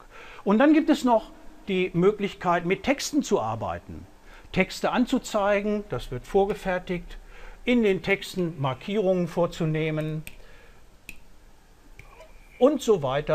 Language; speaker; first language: German; native; German